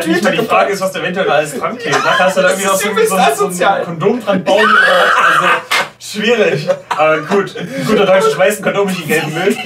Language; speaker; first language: German; native; German